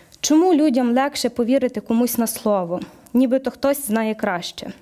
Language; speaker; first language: Ukrainian; native; Ukrainian